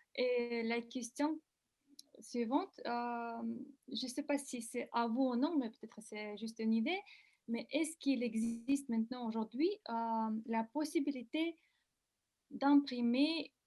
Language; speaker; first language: French; non-native, learner; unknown